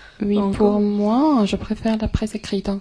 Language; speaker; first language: French; non-native, fluent; Arabic